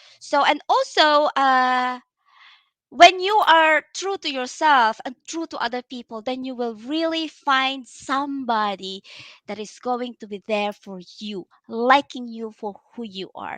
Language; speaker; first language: English; non-native, local second language; Filipino